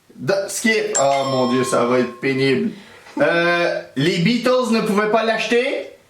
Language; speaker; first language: French; native; French